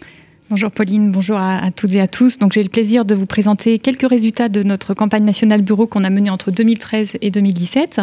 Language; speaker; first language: French; native; French